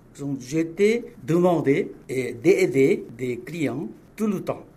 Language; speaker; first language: French; non-native, fluent; Korean